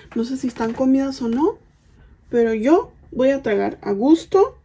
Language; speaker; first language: Spanish; early bilingual, other home language; English